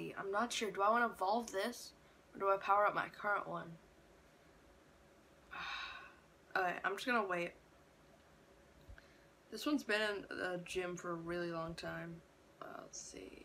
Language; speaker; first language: English; native; English